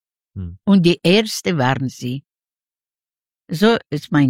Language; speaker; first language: German; non-native, learner; Yiddish